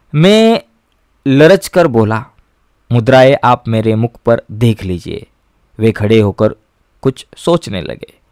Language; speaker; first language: Hindi; non-native, local second language; Marathi